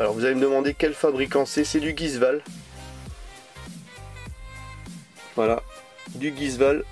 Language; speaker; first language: French; native; French